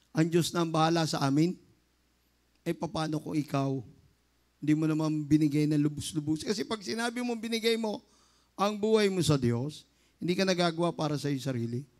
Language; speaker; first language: Filipino; native; Filipino